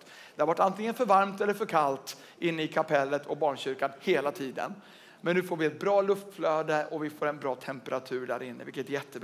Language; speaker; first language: Swedish; native; Swedish